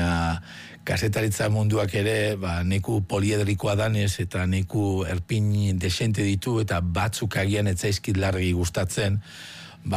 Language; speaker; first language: Basque; native; Basque